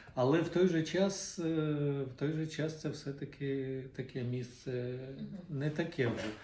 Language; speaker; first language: Ukrainian; non-native, local second language; Russian